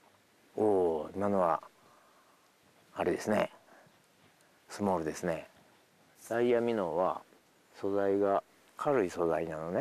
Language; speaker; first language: Japanese; native; Japanese